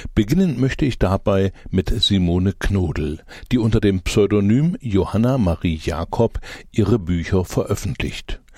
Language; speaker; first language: German; native; German